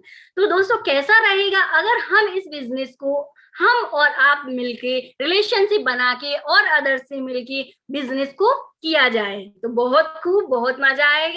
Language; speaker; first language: Hindi; native; Hindi